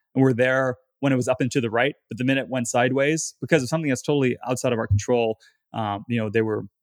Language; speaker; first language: English; native; English